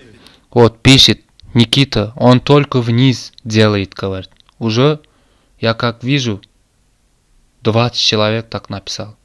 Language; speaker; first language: Russian; non-native, learner; Turkmen